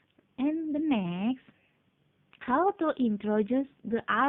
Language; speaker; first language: English; non-native, fluent; Indonesian